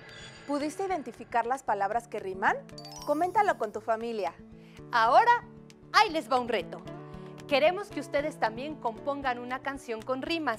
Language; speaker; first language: Spanish; native; Spanish